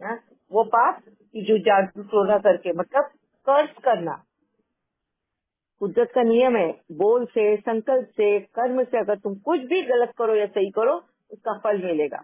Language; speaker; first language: Hindi; native; Hindi